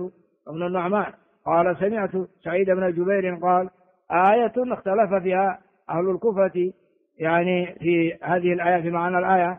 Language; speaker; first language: Arabic; non-native, fluent; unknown